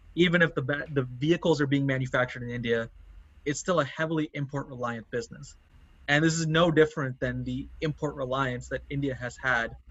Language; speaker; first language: English; non-native, local second language; Tamil